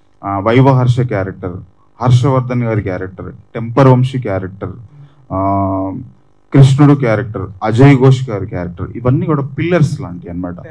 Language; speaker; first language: Telugu; native; Telugu